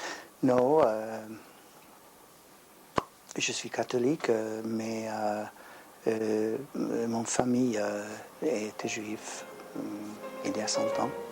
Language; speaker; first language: French; non-native, learner; Hungarian